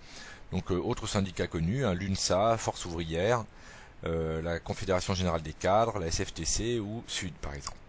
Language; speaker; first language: French; native; French